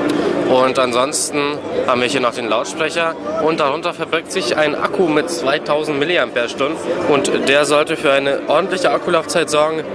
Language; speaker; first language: German; native; German